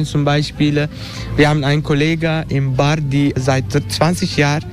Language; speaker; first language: German; non-native, learner; Turkish